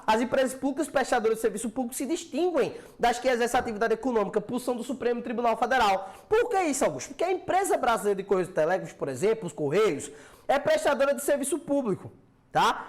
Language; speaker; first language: Portuguese; native; Portuguese